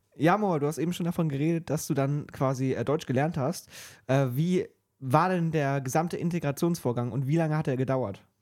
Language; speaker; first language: German; native; German